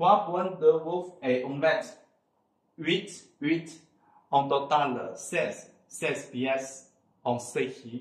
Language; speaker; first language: French; non-native, fluent; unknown